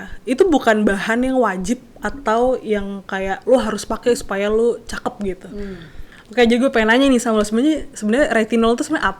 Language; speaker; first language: Indonesian; native; Indonesian